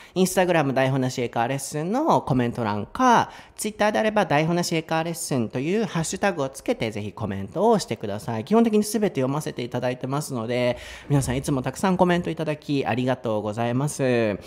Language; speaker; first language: Japanese; native; Japanese